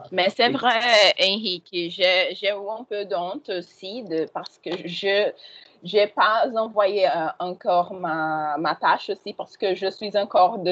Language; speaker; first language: French; non-native, fluent; Portuguese